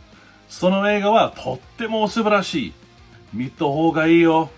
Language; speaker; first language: Japanese; non-native, learner; English